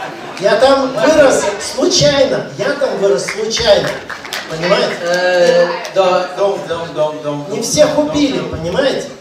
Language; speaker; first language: Russian; native; Russian